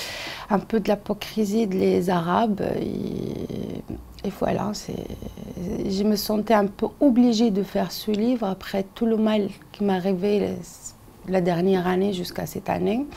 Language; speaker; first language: French; non-native, local second language; Arabic